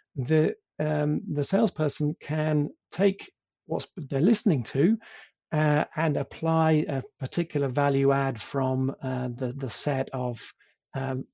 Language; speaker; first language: English; native; English